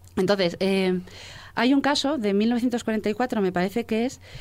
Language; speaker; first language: Spanish; native; Spanish